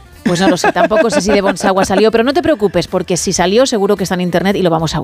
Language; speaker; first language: Spanish; native; Spanish